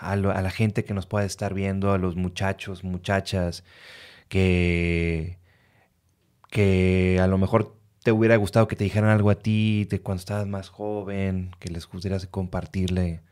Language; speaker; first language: Spanish; native; Spanish